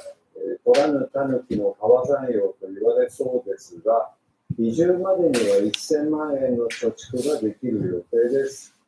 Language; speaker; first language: Japanese; native; Japanese